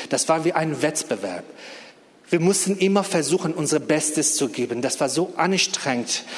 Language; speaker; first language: German; non-native, fluent; Persian